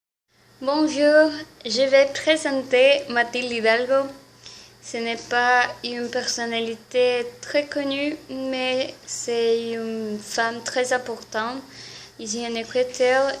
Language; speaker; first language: French; non-native, learner; Spanish